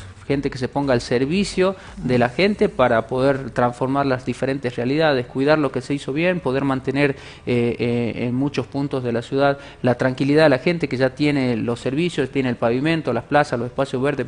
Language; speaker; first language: Spanish; native; Spanish